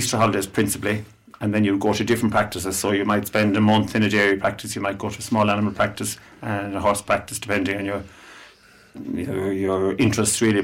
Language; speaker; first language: English; native; English